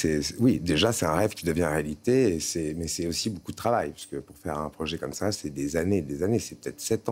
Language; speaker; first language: French; native; French